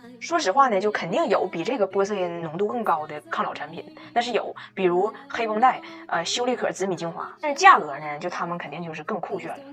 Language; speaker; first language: Chinese; native; Chinese